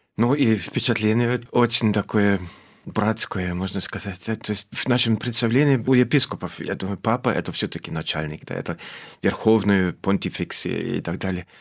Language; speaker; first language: Russian; non-native, fluent; German